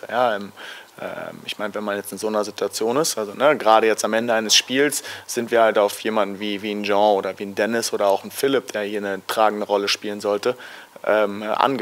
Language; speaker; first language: German; native; German